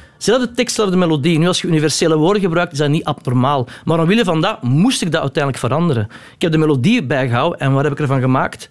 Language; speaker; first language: Dutch; native; Dutch